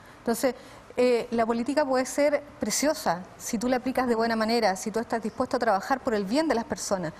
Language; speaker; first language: Spanish; native; Spanish